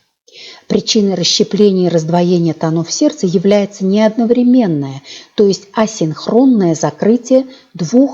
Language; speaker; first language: Russian; native; Russian